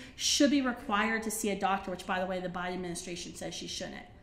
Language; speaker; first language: English; native; English